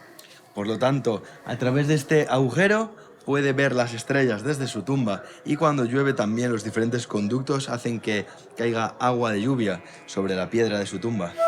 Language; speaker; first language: Spanish; native; Spanish